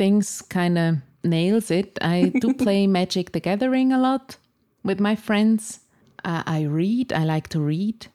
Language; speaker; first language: English; non-native, fluent; Swiss German